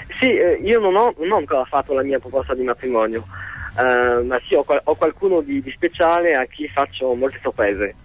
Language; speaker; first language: Italian; non-native, fluent; French